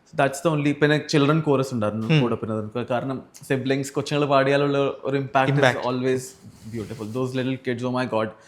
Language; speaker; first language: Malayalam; early bilingual, heritage; Malayalam